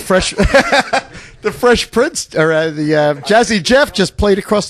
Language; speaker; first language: English; native; English